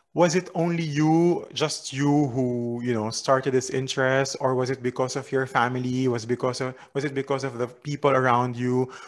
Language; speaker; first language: English; non-native, local second language; Filipino